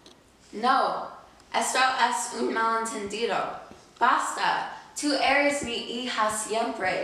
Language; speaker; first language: Spanish; non-native, learner; English